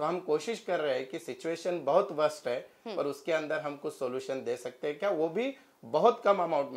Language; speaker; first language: Hindi; non-native, local second language; Marathi